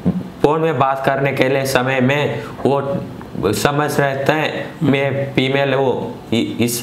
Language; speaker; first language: Hindi; non-native, local second language; Kannada